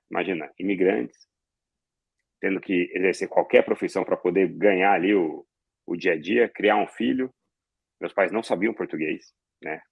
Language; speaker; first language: Portuguese; early bilingual, other home language; Arabic